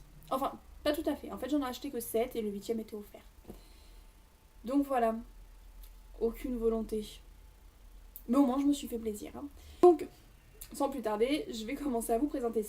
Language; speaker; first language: French; native; French